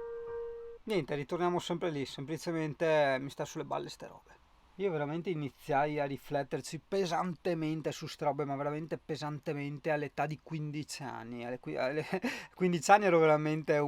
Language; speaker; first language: Italian; native; Italian